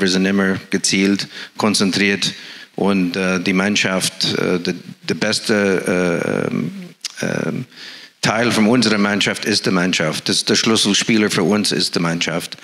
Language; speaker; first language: German; non-native, fluent; English